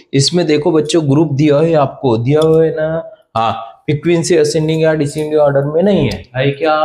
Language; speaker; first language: Hindi; non-native, local second language; Marathi